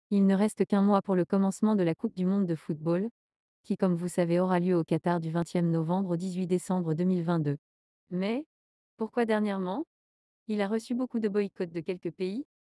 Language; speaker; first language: French; non-native, learner; Spanish